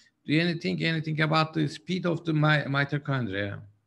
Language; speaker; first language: English; non-native, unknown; Turkish